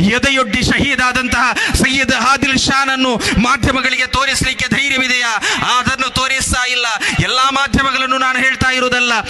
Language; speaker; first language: Kannada; non-native, local second language; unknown